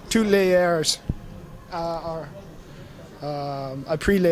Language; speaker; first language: French; non-native, learner; English